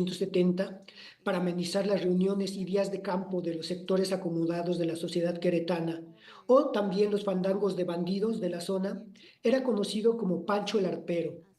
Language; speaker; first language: Spanish; native; Spanish